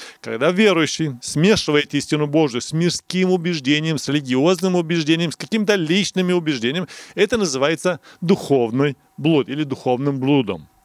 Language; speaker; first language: Russian; non-native, local second language; Romanian